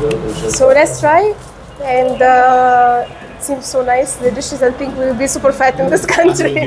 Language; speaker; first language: English; non-native, local second language; Arabic